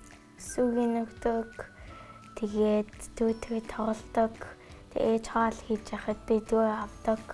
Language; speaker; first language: Mongolian; early bilingual, heritage; Mongolian